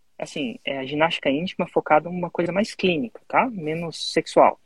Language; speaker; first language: Portuguese; native; Portuguese